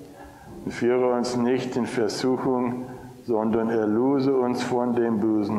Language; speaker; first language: German; non-native, fluent; English